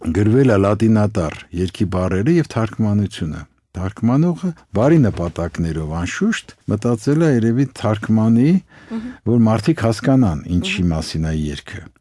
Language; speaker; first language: Armenian; native; Armenian